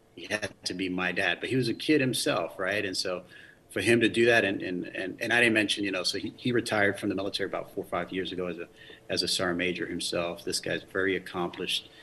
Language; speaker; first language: English; early bilingual, other home language; Spanish